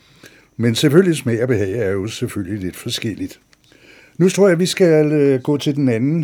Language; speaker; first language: Danish; native; Danish